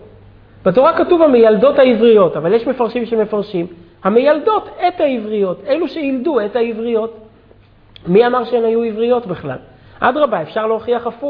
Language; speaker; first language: Hebrew; native; Hebrew